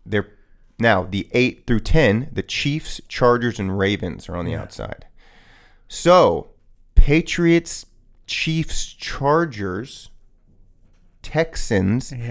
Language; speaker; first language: English; native; English